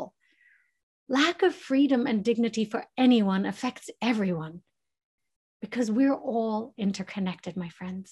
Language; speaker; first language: English; native; English